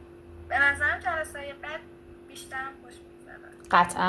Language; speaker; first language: Persian; native; Persian